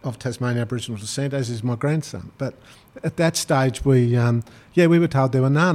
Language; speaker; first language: English; native; English